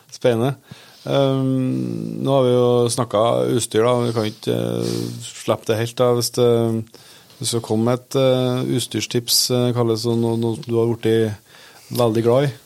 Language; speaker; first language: Norwegian; native; Norwegian